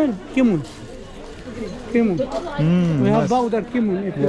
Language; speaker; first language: English; non-native, learner; Arabic